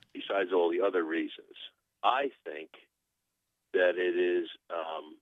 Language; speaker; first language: English; native; English